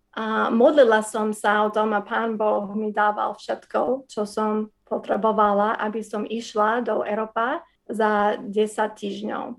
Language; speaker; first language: Slovak; non-native, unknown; English